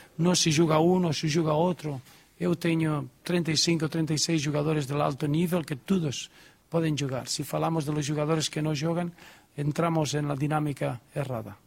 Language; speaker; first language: Portuguese; non-native, learner; Spanish